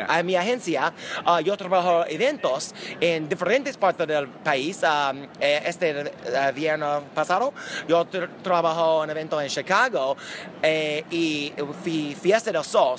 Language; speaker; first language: Spanish; non-native, learner; English